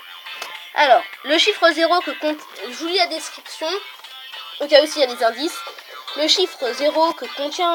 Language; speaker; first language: French; native; French